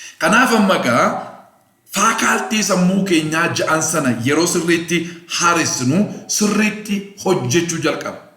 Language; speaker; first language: Oromo; non-native, local second language; Amharic